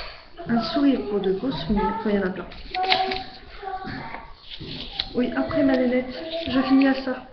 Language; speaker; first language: French; native; French